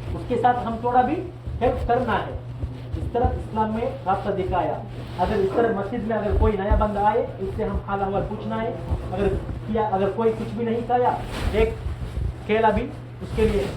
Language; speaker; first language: Hindi; non-native, local second language; Tamil